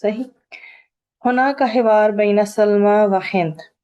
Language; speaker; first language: Arabic; non-native, fluent; Urdu